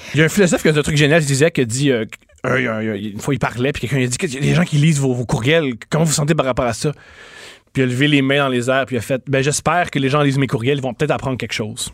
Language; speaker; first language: French; native; French